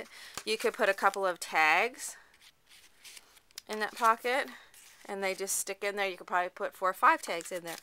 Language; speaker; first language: English; native; English